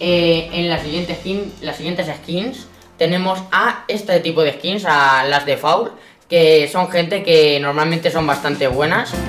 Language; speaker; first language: Spanish; native; Spanish